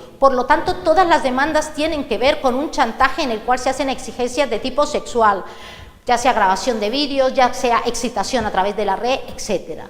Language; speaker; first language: Spanish; native; Spanish